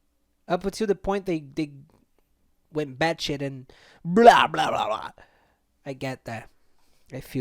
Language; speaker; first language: English; non-native, fluent; Portuguese